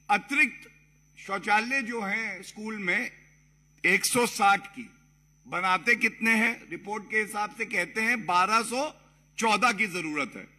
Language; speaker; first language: Hindi; native; Hindi